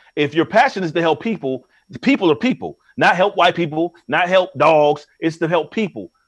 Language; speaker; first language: English; native; English